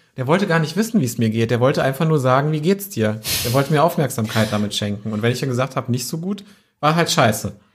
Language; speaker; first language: German; native; German